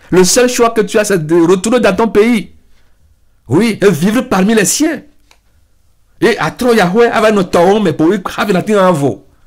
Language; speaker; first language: French; non-native, local second language; Ewe